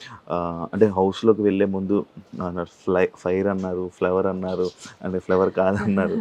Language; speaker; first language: Telugu; native; Telugu